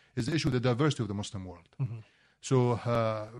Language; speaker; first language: English; non-native, fluent; Arabic